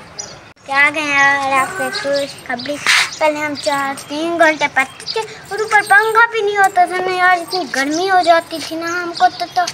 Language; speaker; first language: Hindi; non-native, local second language; Saraiki